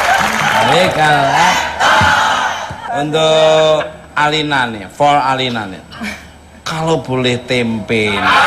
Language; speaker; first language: Indonesian; native; Indonesian